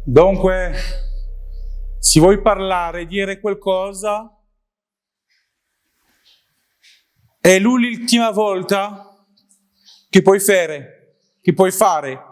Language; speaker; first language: Italian; non-native, learner; French